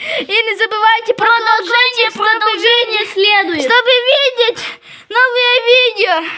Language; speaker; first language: Russian; non-native, local second language; Ukrainian